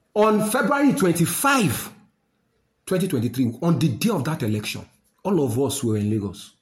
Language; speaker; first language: English; non-native, local second language; Yoruba